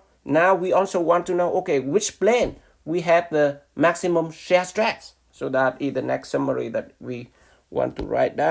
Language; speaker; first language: English; non-native, fluent; Vietnamese